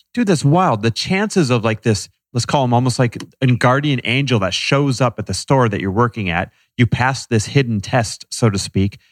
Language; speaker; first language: English; native; English